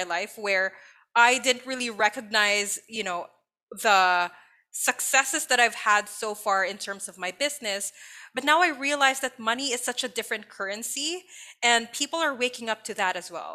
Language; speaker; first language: English; non-native, local second language; Filipino